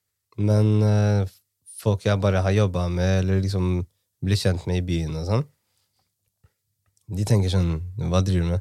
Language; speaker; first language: Norwegian; early bilingual, other home language; Somali